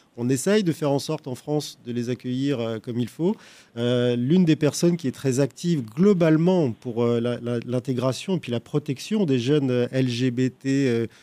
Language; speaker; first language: French; native; French